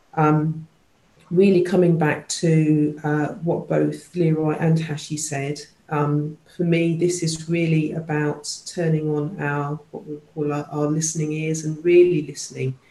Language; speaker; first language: English; native; English